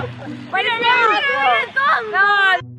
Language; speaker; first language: Spanish; native; Spanish